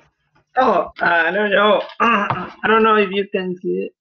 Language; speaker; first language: English; non-native, learner; Spanish